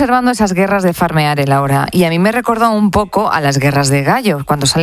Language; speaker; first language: Spanish; native; Spanish